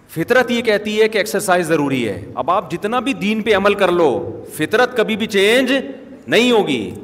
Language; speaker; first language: Urdu; native; Urdu